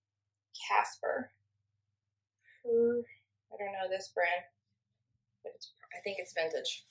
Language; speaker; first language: English; native; English